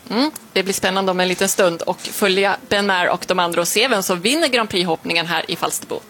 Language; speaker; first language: Swedish; native; Swedish